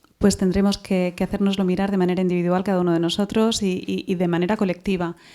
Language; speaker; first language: Spanish; native; Spanish